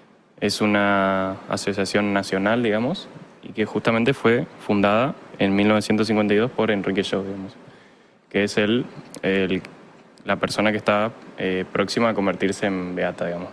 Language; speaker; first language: Spanish; native; Spanish